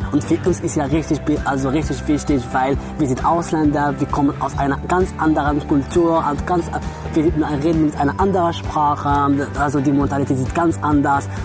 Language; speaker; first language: German; non-native, fluent; Arabic